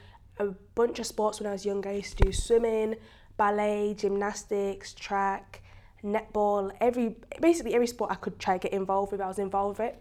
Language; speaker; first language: English; native; English